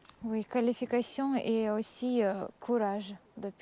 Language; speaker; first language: French; non-native, learner; Russian